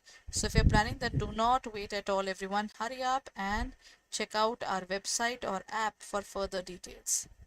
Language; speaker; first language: English; non-native, local second language; Hindi